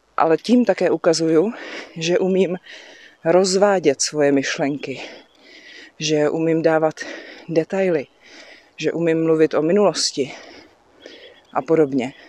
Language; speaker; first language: Czech; native; Czech